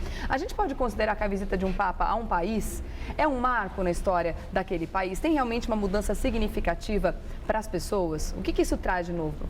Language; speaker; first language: Portuguese; native; Portuguese